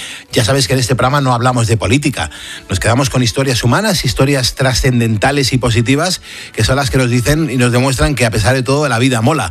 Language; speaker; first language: Spanish; native; Spanish